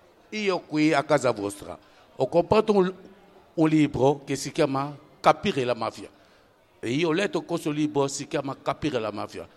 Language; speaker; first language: Italian; non-native, fluent; French